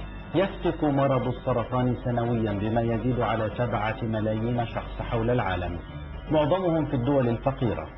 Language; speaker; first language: Arabic; native; Arabic